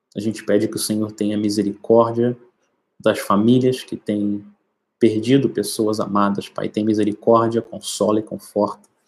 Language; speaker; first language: Portuguese; native; Portuguese